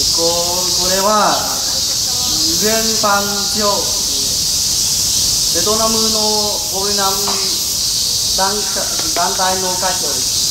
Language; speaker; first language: Japanese; non-native, learner; Vietnamese